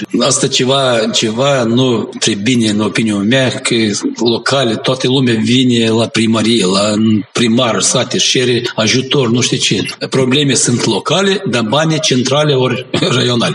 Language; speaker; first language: Romanian; non-native, local second language; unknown